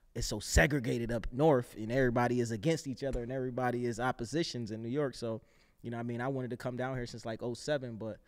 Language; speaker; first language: English; native; English